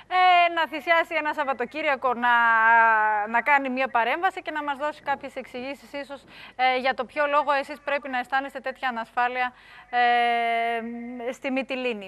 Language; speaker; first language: Greek; native; Greek